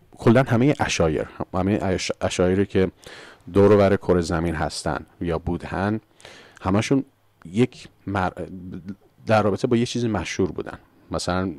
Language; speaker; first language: Persian; early bilingual, heritage; Persian